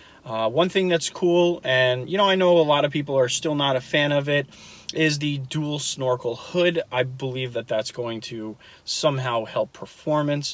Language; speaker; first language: English; native; English